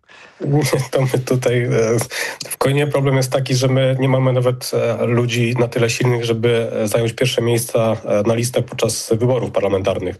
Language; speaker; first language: Polish; native; Polish